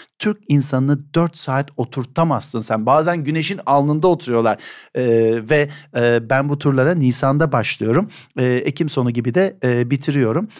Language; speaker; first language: Turkish; native; Turkish